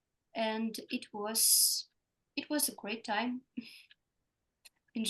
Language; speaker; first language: English; non-native, learner; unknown